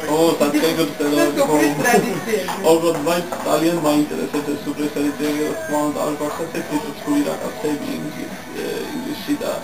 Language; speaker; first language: Georgian; non-native, learner; English